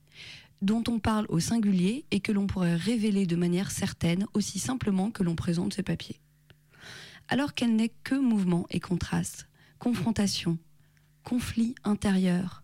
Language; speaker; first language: French; native; French